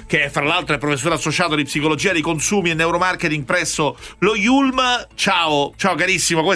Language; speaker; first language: Italian; native; Italian